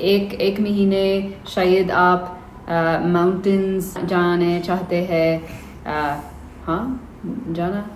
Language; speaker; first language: Hindi; non-native, learner; English